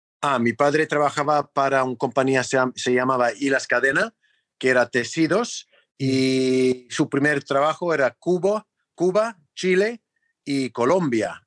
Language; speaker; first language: Spanish; non-native, fluent; English